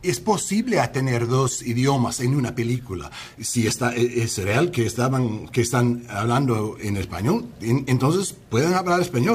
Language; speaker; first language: Spanish; non-native, learner; English